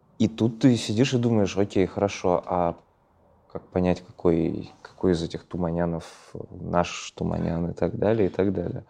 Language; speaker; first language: Russian; native; Russian